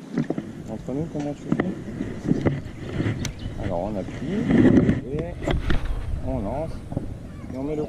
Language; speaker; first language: French; native; French